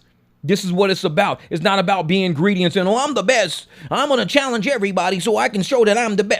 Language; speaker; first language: English; native; English